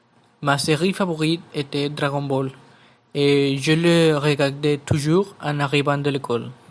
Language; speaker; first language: French; non-native, learner; Spanish